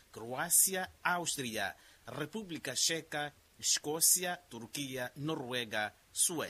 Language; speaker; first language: Portuguese; non-native, local second language; Makhuwa